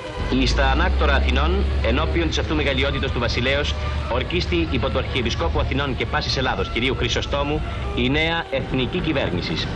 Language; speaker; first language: Greek; native; Greek